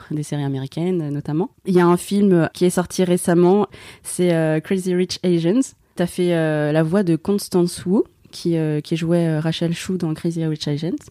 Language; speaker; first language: French; native; French